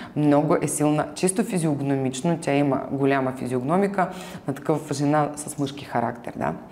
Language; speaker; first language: Bulgarian; non-native, fluent; Ukrainian